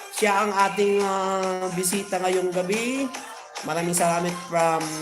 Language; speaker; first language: Filipino; non-native, local second language; Iloko